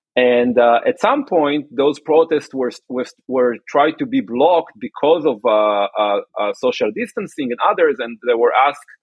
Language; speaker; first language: English; non-native, fluent; Hebrew